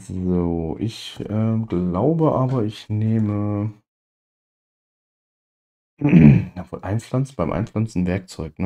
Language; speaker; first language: German; native; German